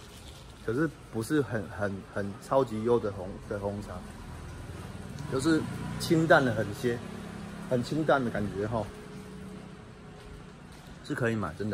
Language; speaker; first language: Chinese; native; Chinese